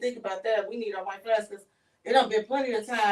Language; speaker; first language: English; native; English